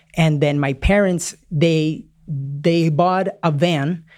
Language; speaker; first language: English; early bilingual, other home language; Spanish